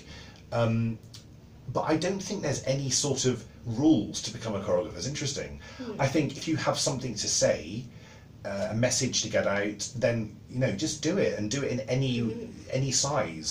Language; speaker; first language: English; native; English